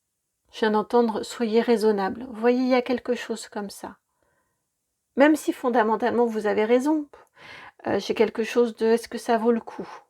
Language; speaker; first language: French; native; French